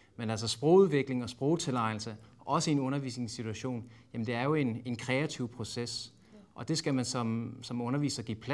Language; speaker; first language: Danish; native; Danish